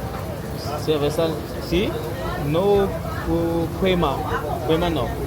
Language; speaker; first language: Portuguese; non-native, learner; French